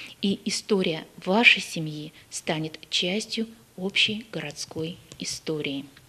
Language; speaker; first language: Russian; native; Russian